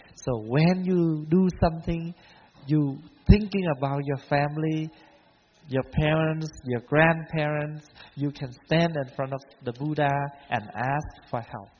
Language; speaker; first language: English; non-native, fluent; Vietnamese